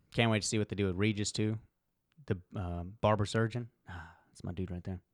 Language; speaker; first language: English; early bilingual, other home language; Polish